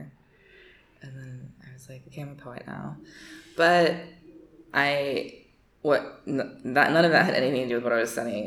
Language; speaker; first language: English; native; English